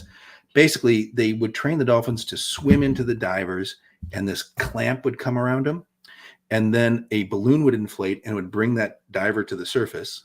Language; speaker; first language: English; native; English